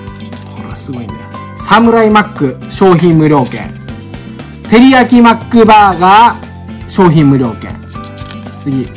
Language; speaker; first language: Japanese; native; Japanese